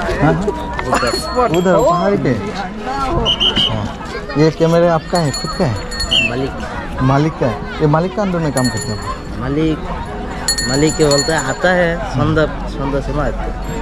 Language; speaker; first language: Hindi; non-native, local second language; Assamese